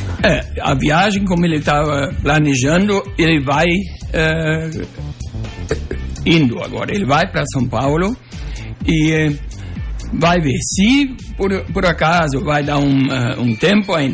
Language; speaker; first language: Portuguese; non-native, local second language; German